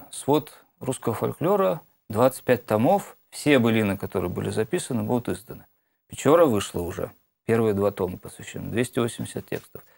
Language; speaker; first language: Russian; native; Russian